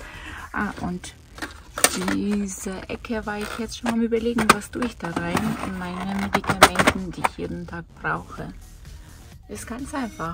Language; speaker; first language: German; non-native, fluent; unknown